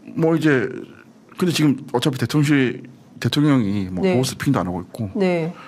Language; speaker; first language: Korean; native; Korean